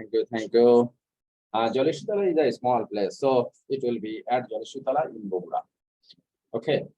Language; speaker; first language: English; non-native, fluent; Bangla